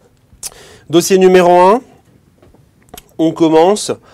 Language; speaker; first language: French; native; French